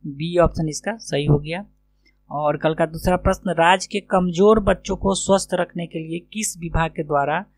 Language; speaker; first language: Hindi; native; Hindi